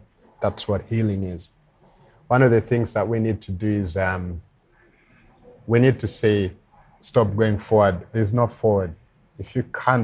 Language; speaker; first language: English; non-native, local second language; Luo (Kenya and Tanzania)